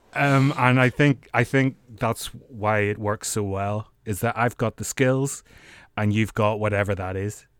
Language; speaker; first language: English; native; English